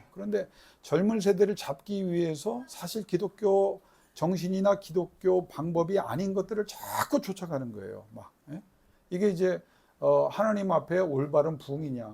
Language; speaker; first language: Korean; native; Korean